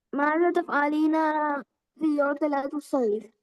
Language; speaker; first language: Arabic; non-native, learner; Hindi